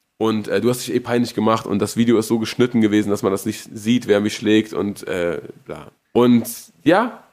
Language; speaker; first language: German; native; German